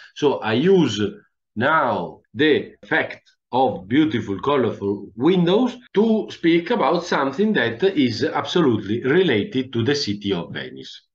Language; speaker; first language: English; non-native, fluent; Italian